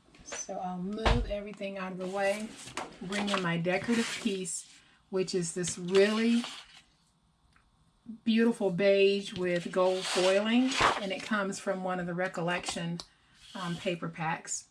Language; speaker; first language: English; native; English